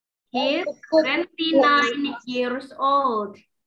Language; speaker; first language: English; non-native, fluent; Indonesian